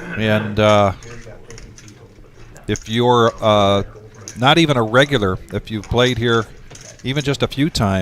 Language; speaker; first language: English; native; English